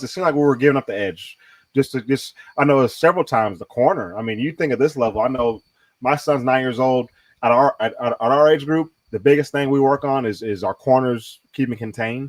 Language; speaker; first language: English; native; English